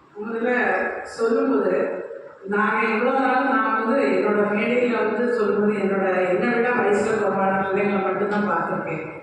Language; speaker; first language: Tamil; non-native, local second language; Malayalam